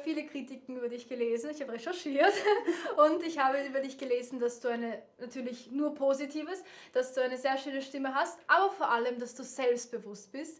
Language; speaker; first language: German; native; German